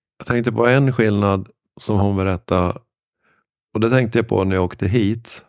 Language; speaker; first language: Swedish; native; Swedish